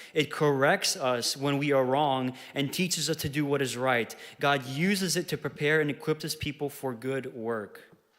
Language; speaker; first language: English; early bilingual, other home language; Ukrainian